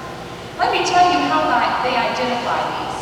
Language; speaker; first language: English; native; English